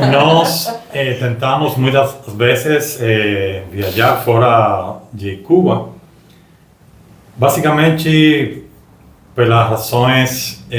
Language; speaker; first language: Portuguese; non-native, learner; Spanish